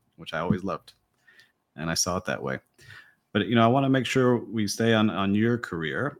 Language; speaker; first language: English; native; English